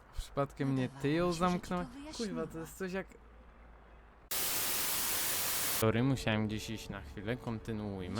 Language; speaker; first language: Polish; native; Polish